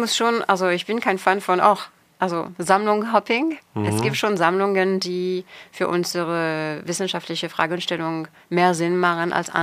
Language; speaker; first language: German; non-native, fluent; French